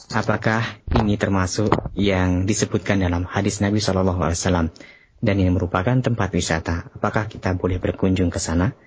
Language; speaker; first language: Indonesian; native; Indonesian